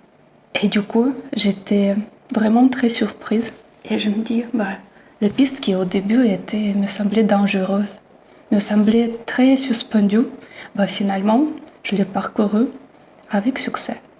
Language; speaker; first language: French; non-native, fluent; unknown